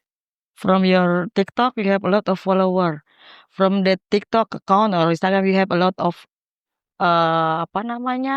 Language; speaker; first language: English; non-native, learner; Indonesian